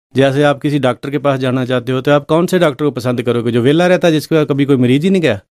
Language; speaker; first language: Hindi; non-native, local second language; Punjabi